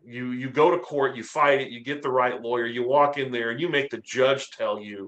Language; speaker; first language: English; native; English